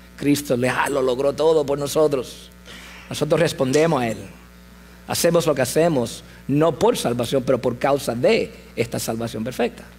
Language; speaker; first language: Spanish; early bilingual, heritage; English